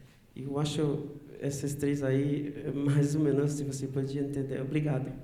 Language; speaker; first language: Portuguese; non-native, learner; Haitian Creole